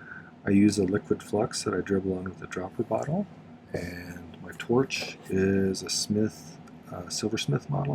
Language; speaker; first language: English; native; English